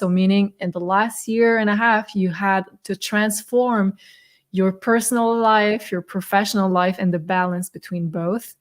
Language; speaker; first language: English; non-native, fluent; French